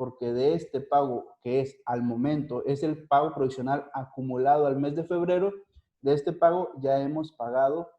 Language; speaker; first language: Spanish; native; Spanish